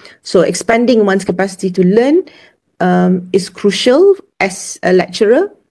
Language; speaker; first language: English; non-native, local second language; Malay